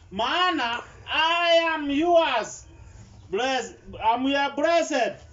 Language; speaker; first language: English; non-native, local second language; Kikuyu